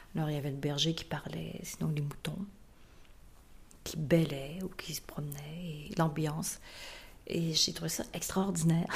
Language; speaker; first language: French; native; French